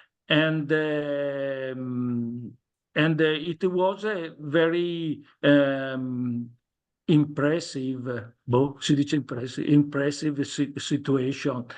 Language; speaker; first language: English; non-native, learner; Italian